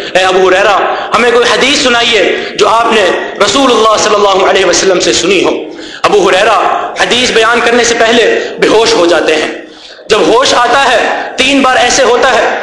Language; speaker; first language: Urdu; native; Urdu